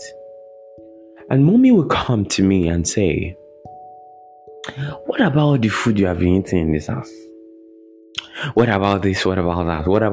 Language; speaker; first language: English; non-native, local second language; Yoruba